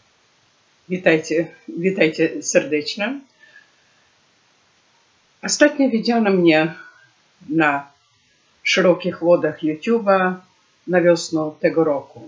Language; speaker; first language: Polish; non-native, learner; Ukrainian